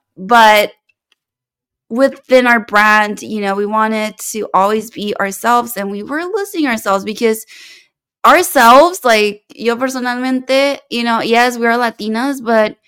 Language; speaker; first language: English; early bilingual, other home language; Spanish